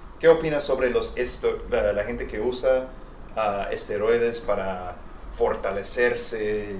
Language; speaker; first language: Spanish; non-native, fluent; English